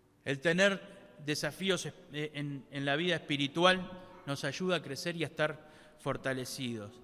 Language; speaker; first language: Spanish; native; Spanish